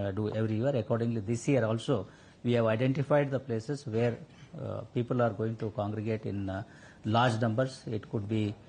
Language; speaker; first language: English; non-native, local second language; Kannada